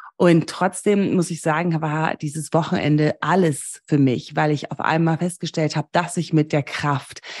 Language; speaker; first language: German; early bilingual, heritage; German